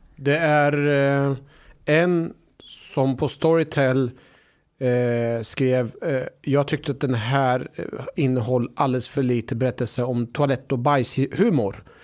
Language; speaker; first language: Swedish; early bilingual, other home language; Persian